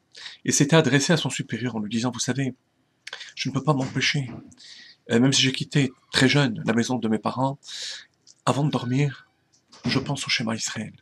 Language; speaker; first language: French; native; French